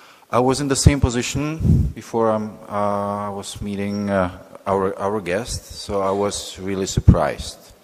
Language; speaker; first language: English; non-native, fluent; Czech